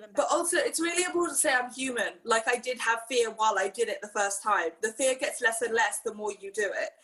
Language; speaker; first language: English; native; English